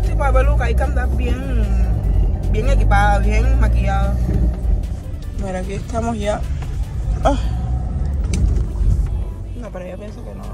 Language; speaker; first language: Spanish; native; Spanish